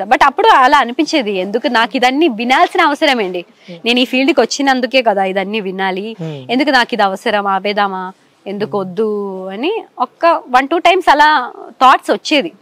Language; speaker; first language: Telugu; non-native, fluent; Malayalam